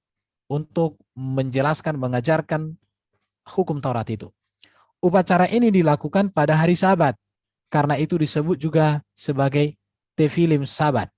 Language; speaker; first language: Indonesian; native; Indonesian